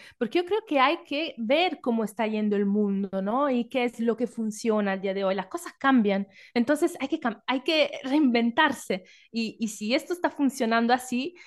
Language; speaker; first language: Spanish; non-native, fluent; Italian